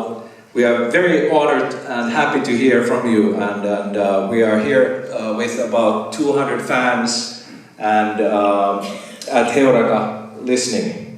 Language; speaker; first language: English; non-native, fluent; Finnish